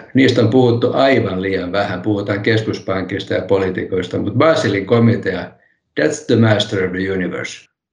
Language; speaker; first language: Finnish; non-native, local second language; Swedish